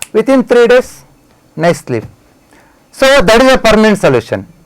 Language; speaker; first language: English; non-native, local second language; Telugu